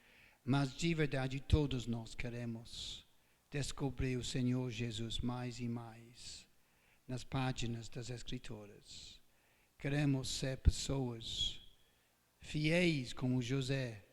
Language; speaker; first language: Portuguese; non-native, fluent; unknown